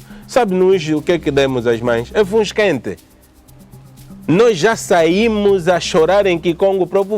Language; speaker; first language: Portuguese; native; Portuguese